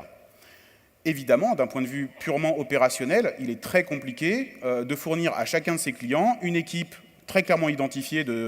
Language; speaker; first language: French; native; French